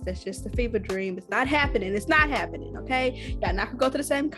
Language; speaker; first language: English; native; English